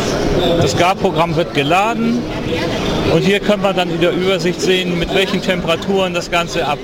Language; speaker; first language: German; native; German